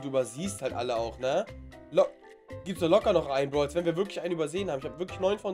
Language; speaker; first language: German; native; German